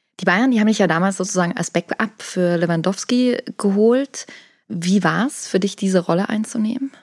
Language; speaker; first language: German; native; German